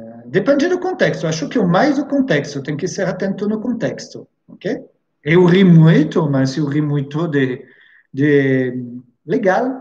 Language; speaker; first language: Portuguese; non-native, fluent; French